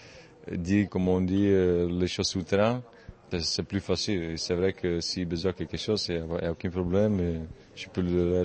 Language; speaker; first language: French; non-native, fluent; Czech